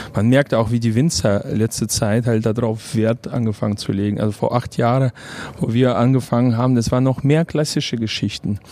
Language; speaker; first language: German; non-native, fluent; Romanian